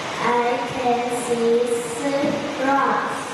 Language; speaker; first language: English; non-native, learner; Vietnamese